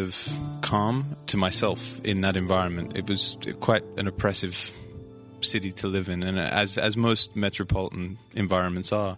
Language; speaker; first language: English; native; English